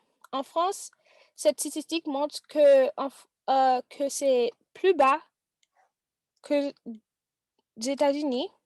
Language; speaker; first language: French; non-native, learner; English